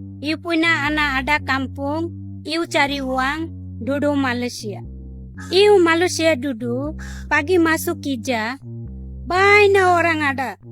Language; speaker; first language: Malay; non-native, learner; Bangla